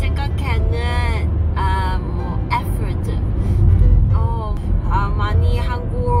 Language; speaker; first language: Korean; non-native, learner; Cantonese